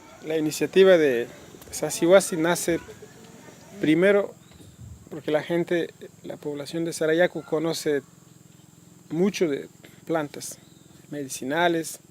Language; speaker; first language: Spanish; non-native, local second language; Quechua